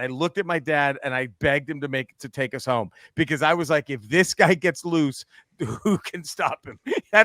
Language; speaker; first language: English; native; English